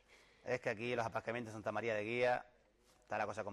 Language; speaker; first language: Spanish; native; Spanish